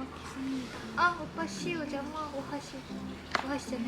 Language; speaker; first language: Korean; non-native, learner; Japanese